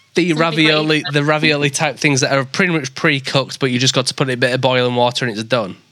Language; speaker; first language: English; native; English